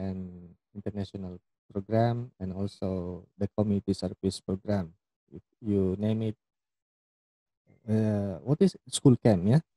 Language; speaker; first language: English; non-native, fluent; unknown